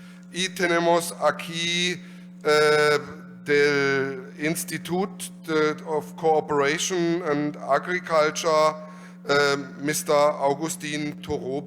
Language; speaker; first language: Spanish; non-native, learner; German